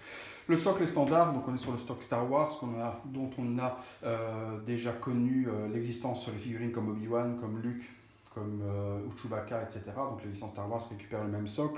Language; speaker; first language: French; native; French